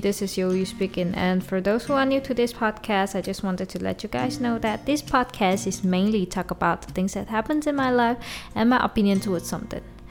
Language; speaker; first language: English; non-native, local second language; Chinese